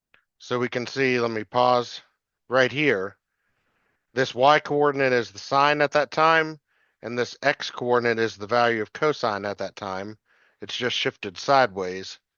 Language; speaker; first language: English; native; English